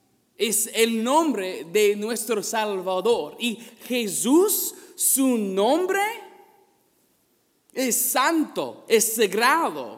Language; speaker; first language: Spanish; non-native, fluent; English